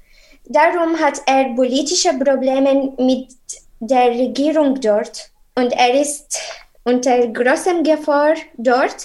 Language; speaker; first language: German; non-native, learner; Arabic